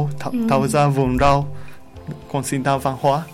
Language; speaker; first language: Vietnamese; non-native, learner; Japanese